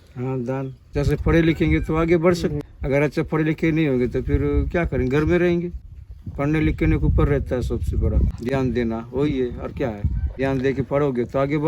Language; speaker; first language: Hindi; non-native, local second language; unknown